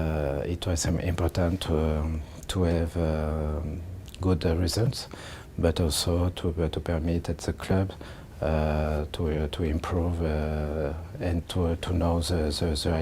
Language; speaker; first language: English; non-native, learner; French